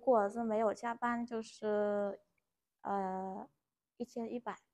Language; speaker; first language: Chinese; non-native, learner; Vietnamese